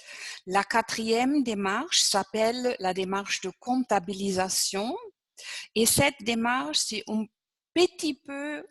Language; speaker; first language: French; non-native, fluent; German